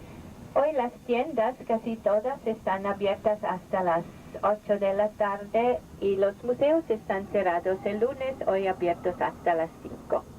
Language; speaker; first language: Spanish; non-native, fluent; German